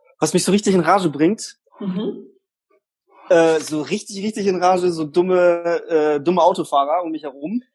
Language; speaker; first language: German; early bilingual, other home language; Polish